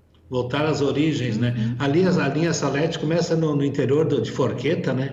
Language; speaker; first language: Portuguese; native; Portuguese